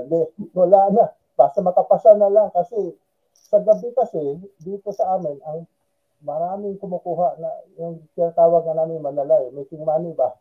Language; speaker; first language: Filipino; non-native, local second language; Cebuano